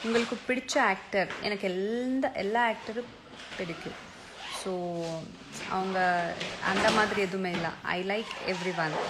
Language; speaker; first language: Tamil; non-native, fluent; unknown